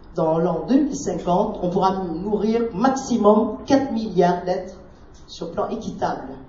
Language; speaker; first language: French; non-native, fluent; Vietnamese